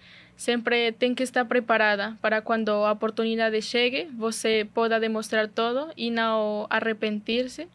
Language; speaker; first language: Portuguese; non-native, learner; Spanish